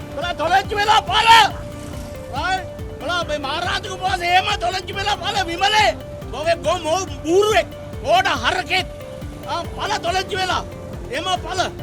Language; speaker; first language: Sinhala; non-native, local second language; Tamil